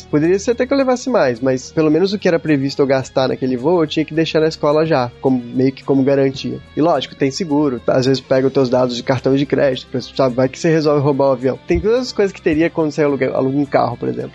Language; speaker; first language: Portuguese; native; Portuguese